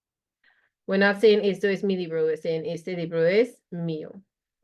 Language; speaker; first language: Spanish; non-native, fluent; English